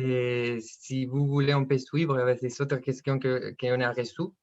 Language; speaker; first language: French; non-native, fluent; Spanish